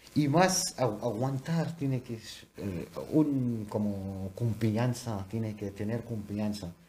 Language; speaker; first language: Spanish; non-native, learner; Urdu